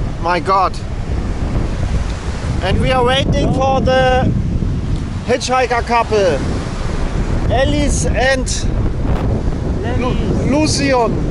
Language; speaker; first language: English; non-native, learner; German